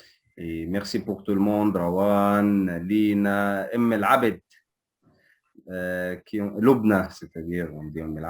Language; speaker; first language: French; non-native, fluent; Arabic